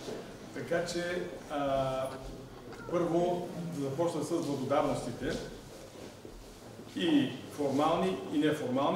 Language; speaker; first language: Bulgarian; native; Bulgarian